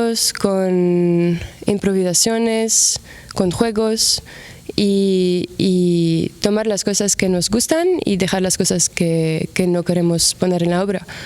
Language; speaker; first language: Spanish; non-native, fluent; Arabic